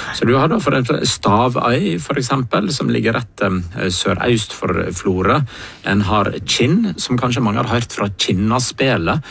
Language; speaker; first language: Norwegian; native; Norwegian